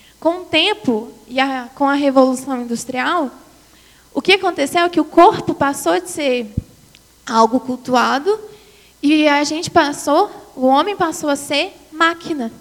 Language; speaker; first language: Portuguese; native; Portuguese